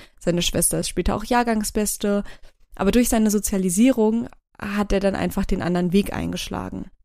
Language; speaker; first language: German; early bilingual, other home language; Turkish